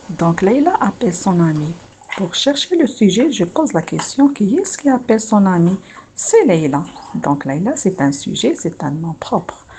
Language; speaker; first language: French; non-native, local second language; Arabic